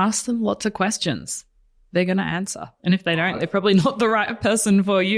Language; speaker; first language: English; native; English